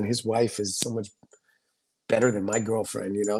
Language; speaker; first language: English; native; English